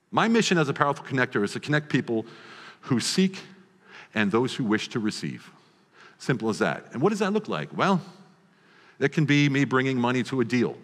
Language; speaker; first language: English; native; English